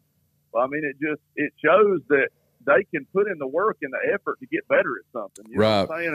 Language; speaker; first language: English; native; English